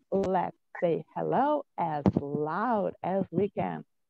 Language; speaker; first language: English; non-native, fluent; Ukrainian